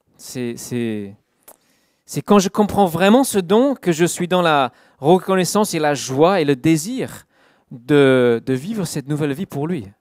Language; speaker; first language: French; non-native, fluent; English